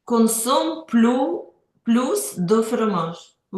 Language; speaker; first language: French; non-native, learner; Ukrainian